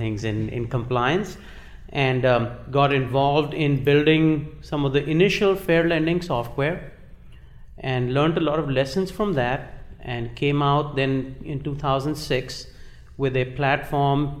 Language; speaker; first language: English; non-native, local second language; Hindi